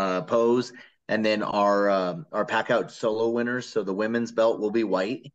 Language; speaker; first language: English; native; English